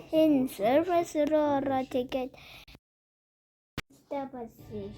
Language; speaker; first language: Mongolian; early bilingual, heritage; Mongolian